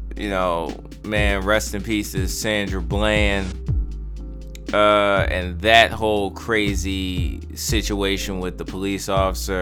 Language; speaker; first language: English; native; English